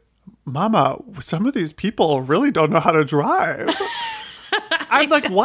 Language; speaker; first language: English; native; English